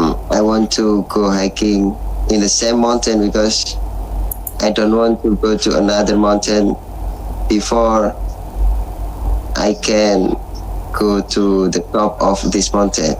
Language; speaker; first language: English; non-native, learner; Indonesian